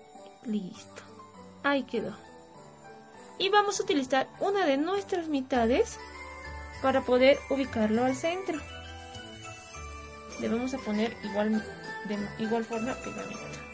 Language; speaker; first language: Spanish; native; Spanish